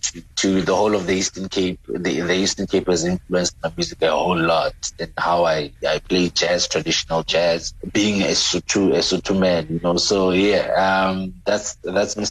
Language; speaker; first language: English; non-native, local second language; Southern Sotho